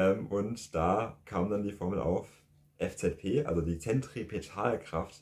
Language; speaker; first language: German; native; German